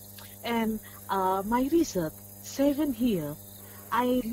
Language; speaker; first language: English; non-native, learner; Indonesian